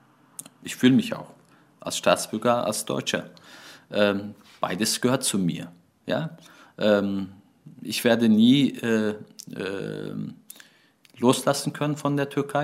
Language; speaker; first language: German; early bilingual, other home language; Turkish